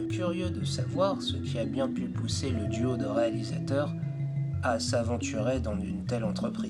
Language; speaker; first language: French; native; French